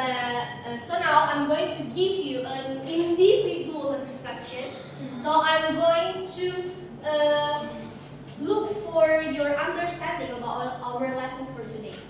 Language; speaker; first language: English; non-native, learner; Indonesian